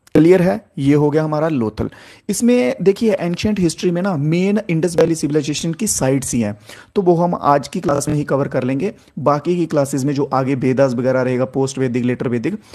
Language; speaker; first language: Hindi; native; Hindi